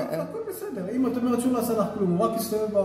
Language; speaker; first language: Hebrew; native; Hebrew